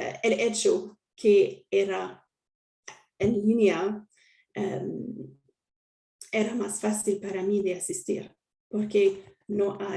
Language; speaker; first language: Spanish; non-native, learner; French